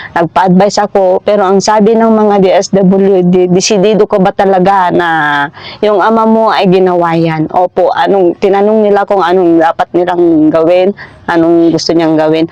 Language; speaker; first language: Filipino; non-native, local second language; Iloko